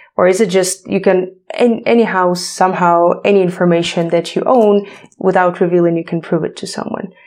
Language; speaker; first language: English; non-native, fluent; Ukrainian